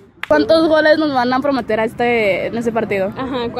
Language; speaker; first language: Spanish; native; Spanish